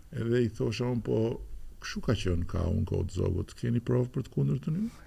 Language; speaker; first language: Albanian; native; Albanian